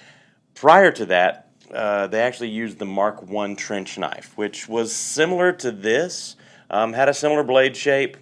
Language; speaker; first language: English; native; English